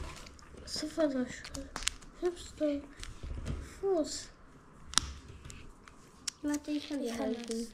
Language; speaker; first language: German; early bilingual, heritage; Bosnian